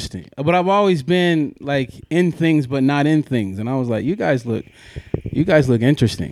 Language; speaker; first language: English; native; English